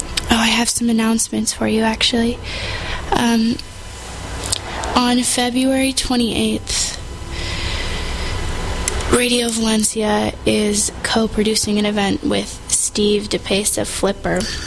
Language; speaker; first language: English; native; English